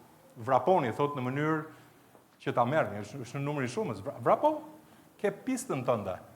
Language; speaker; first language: Albanian; native; Albanian